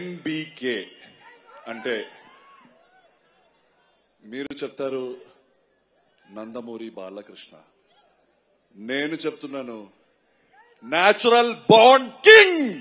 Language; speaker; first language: Telugu; non-native, learner; Malayalam